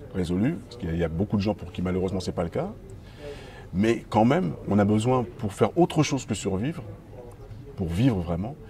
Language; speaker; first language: French; native; French